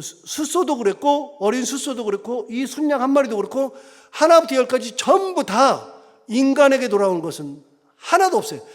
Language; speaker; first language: Korean; native; Korean